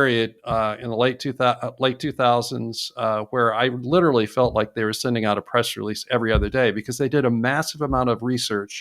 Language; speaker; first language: English; native; English